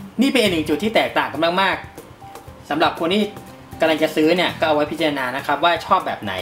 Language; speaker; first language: Thai; native; Thai